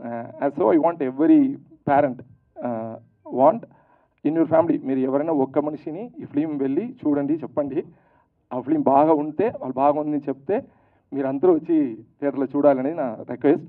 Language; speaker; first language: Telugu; non-native, local second language; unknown